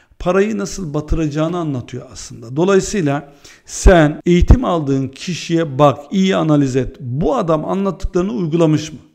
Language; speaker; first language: Turkish; early bilingual, heritage; Turkish